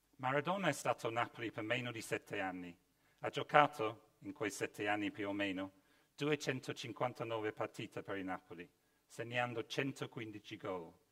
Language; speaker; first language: Italian; non-native, fluent; English